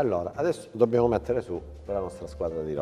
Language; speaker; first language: Italian; native; Italian